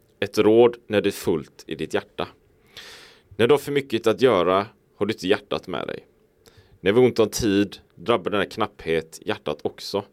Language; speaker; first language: Swedish; native; Swedish